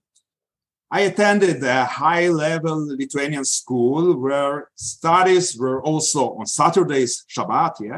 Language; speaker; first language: English; non-native, fluent; Yiddish